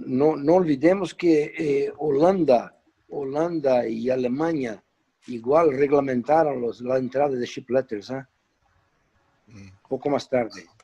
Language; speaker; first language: Spanish; non-native, fluent; Portuguese